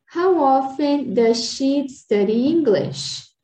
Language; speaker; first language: English; non-native, fluent; Portuguese